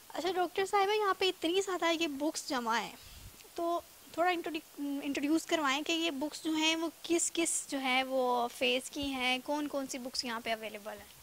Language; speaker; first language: Urdu; native; Urdu